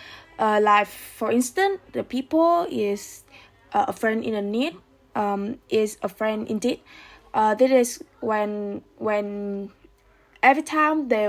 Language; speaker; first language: English; non-native, learner; Vietnamese